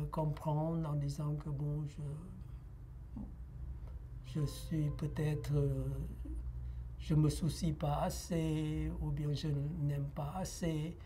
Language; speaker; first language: French; non-native, fluent; Lao